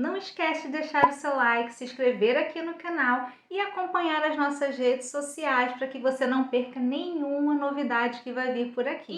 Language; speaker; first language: Portuguese; native; Portuguese